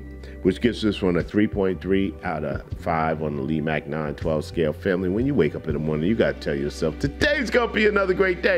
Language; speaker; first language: English; native; English